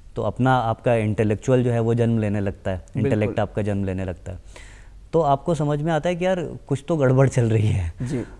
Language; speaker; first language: Hindi; native; Hindi